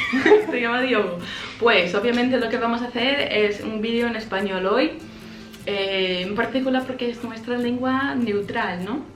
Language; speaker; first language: Spanish; non-native, fluent; English